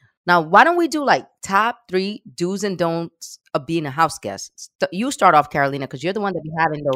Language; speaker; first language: English; early bilingual, other home language; Spanish